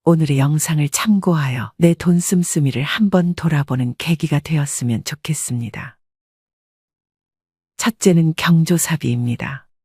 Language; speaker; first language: Korean; native; Korean